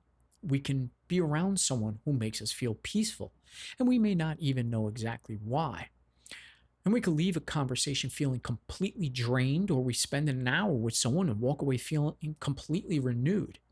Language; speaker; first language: English; native; English